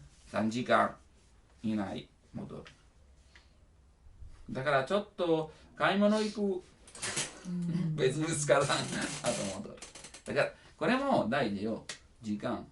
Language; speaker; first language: Japanese; non-native, learner; Italian